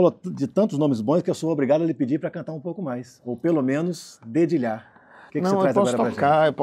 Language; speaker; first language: Portuguese; native; Portuguese